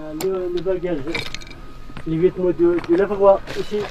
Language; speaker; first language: French; non-native, learner; Berber languages